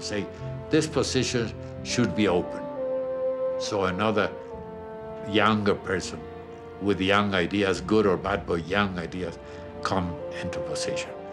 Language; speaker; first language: English; non-native, fluent; Spanish